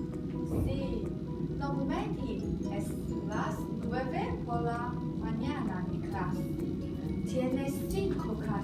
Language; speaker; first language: Spanish; non-native, learner; Chinese